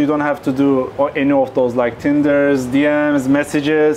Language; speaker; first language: English; non-native, fluent; Turkish